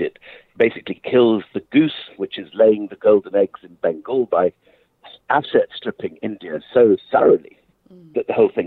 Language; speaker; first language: English; native; English